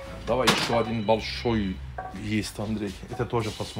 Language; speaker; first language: Russian; non-native, learner; Turkish